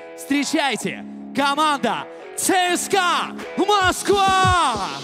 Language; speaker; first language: Russian; native; Russian